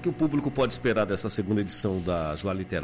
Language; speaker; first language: Portuguese; native; Portuguese